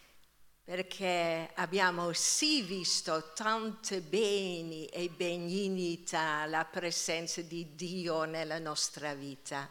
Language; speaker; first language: Italian; non-native, fluent; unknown